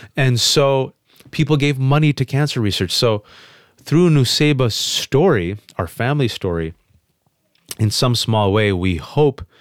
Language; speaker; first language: English; early bilingual, other home language; Urdu